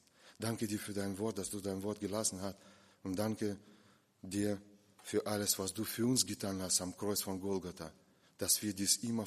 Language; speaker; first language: German; non-native, fluent; Russian